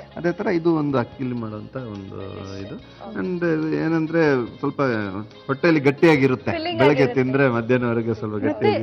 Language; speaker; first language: Kannada; non-native, local second language; Tulu